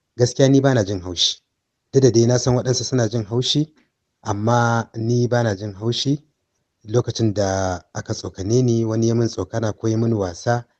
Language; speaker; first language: Hausa; native; Hausa